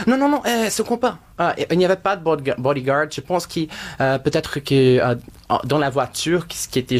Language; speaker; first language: French; non-native, fluent; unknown